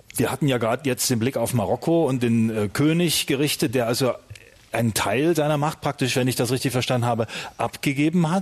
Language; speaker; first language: German; native; German